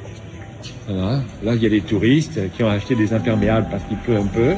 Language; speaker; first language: French; native; French